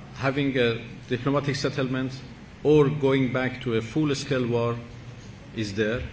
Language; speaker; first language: English; non-native, fluent; Persian